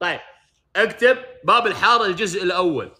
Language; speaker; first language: Arabic; native; Arabic